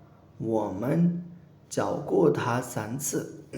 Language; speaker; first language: Chinese; non-native, fluent; Urdu